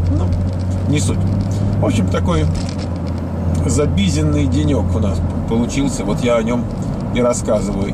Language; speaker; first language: Russian; native; Russian